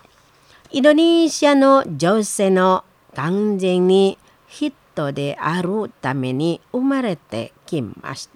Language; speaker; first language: Japanese; non-native, learner; Indonesian